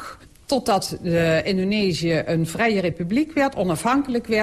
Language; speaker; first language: Dutch; early bilingual, other home language; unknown